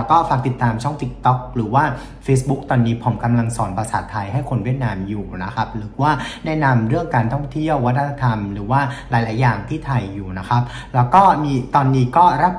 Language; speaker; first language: Thai; non-native, fluent; Vietnamese